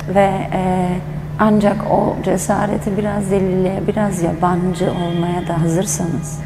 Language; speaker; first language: Turkish; early bilingual, other home language; German